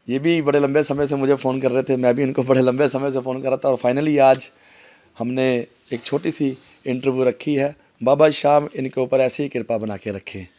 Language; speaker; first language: Hindi; non-native, local second language; Punjabi